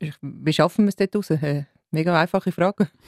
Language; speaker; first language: German; native; German